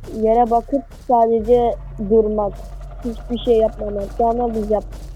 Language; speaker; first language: Turkish; native; Turkish